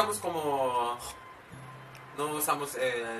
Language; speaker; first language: Spanish; non-native, fluent; Filipino